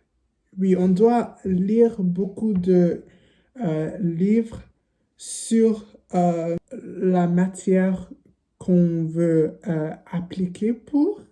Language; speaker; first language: French; non-native, learner; English